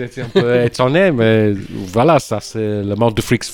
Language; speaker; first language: French; non-native, fluent; English